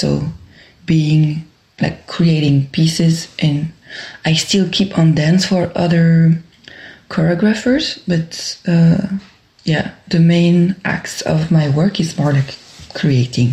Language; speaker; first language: English; non-native, fluent; French